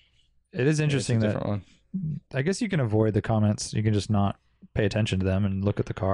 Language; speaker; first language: English; native; English